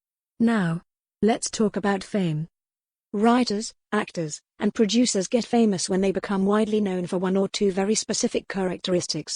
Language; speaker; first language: English; native; English